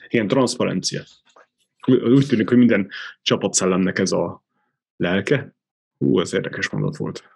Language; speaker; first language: Hungarian; native; Hungarian